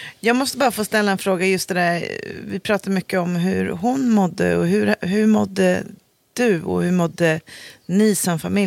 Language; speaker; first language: Swedish; native; Swedish